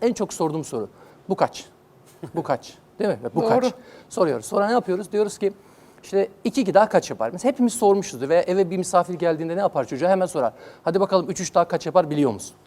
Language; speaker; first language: Turkish; native; Turkish